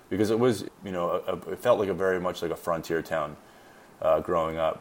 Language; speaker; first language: English; native; English